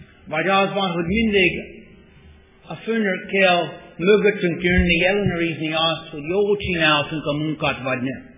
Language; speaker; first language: Hungarian; non-native, fluent; English